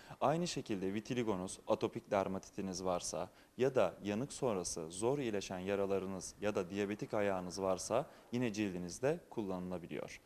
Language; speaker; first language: Turkish; native; Turkish